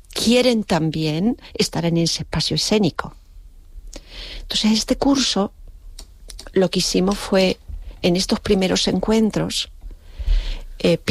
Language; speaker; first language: Spanish; native; Spanish